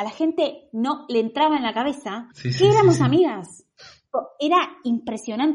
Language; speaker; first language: Spanish; native; Spanish